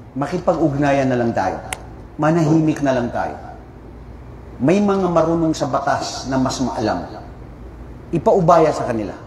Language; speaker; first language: Filipino; non-native, local second language; Maranao